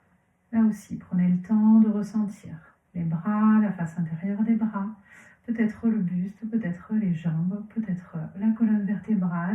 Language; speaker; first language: French; native; French